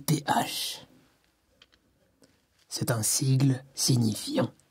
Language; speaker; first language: French; native; French